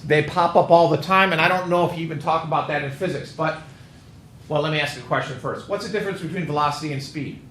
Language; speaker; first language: English; native; English